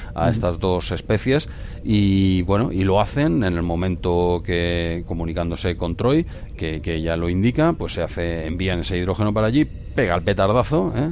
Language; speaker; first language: Spanish; native; Spanish